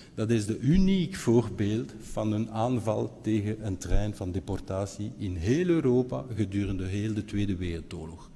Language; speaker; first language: Dutch; non-native, local second language; French